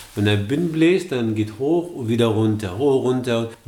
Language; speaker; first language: German; early bilingual, other home language; Arabic